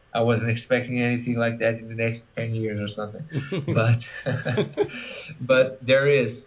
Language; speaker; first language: English; early bilingual, other home language; Portuguese